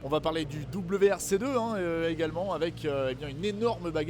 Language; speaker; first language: French; native; French